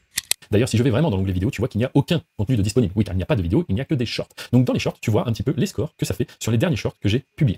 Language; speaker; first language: French; native; French